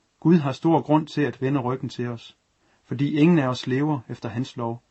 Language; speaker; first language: Danish; native; Danish